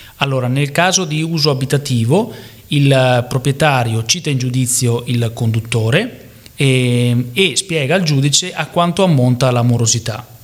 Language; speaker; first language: Italian; native; Italian